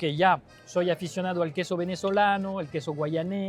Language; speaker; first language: Spanish; non-native, fluent; French